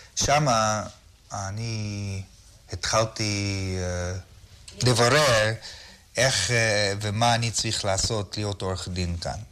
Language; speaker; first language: Hebrew; non-native, fluent; English